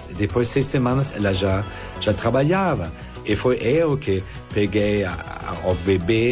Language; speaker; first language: Portuguese; non-native, fluent; German